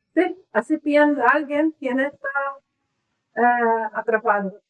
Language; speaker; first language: Spanish; non-native, learner; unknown